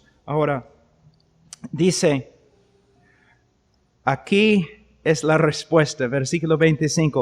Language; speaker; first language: Spanish; non-native, fluent; English